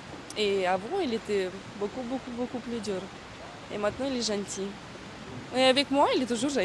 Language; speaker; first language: French; non-native, fluent; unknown